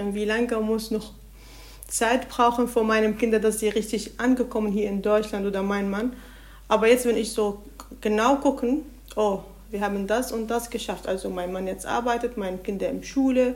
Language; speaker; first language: German; non-native, learner; Arabic